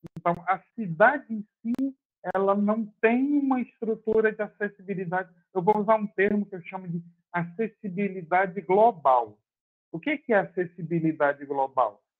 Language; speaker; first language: Portuguese; native; Portuguese